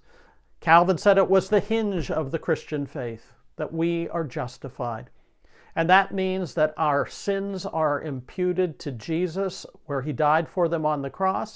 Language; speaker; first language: English; native; English